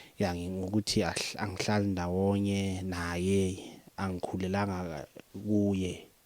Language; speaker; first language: Zulu; non-native, local second language; Southern Sotho